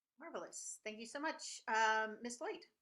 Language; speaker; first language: English; native; English